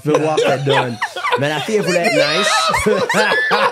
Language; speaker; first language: French; native; French